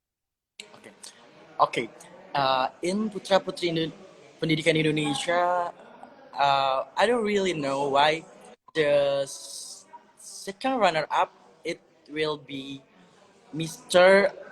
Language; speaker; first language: English; non-native, learner; Indonesian